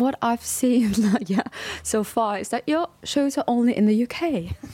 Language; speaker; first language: English; non-native, fluent; German